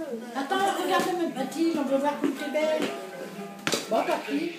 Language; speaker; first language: French; native; French